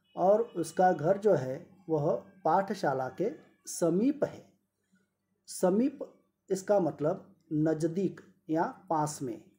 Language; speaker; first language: Hindi; non-native, local second language; Marathi